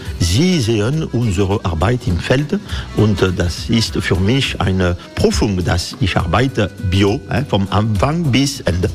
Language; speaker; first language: German; non-native, fluent; French